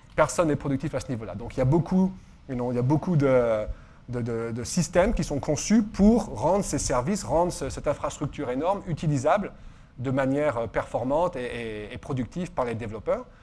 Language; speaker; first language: French; native; French